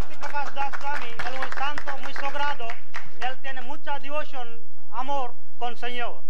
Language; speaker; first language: Spanish; non-native, learner; Gujarati